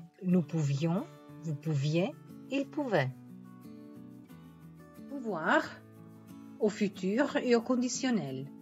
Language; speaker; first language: French; non-native, fluent; Italian